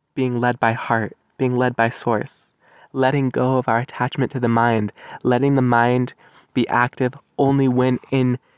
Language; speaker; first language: English; native; English